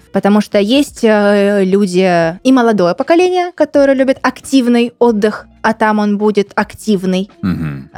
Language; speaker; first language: Russian; native; Russian